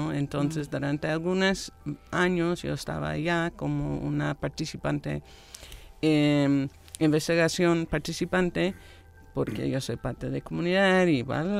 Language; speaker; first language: Spanish; non-native, fluent; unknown